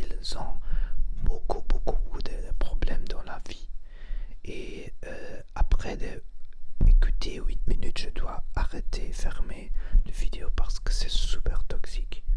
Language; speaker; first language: French; non-native, learner; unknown